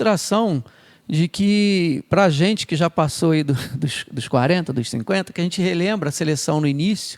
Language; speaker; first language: Portuguese; native; Portuguese